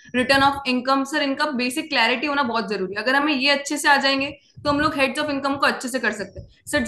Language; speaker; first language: Hindi; native; Hindi